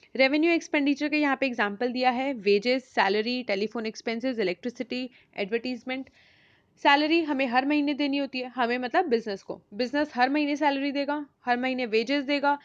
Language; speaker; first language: Hindi; native; Hindi